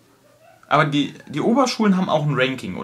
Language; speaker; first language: German; native; German